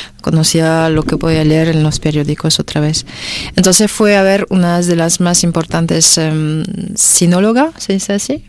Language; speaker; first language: Spanish; non-native, fluent; French